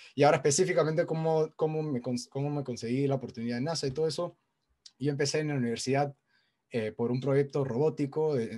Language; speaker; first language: Spanish; native; Spanish